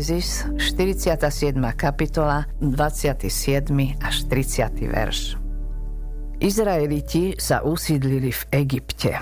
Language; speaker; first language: Slovak; native; Slovak